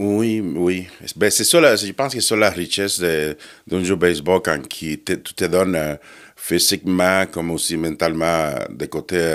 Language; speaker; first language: French; non-native, fluent; Spanish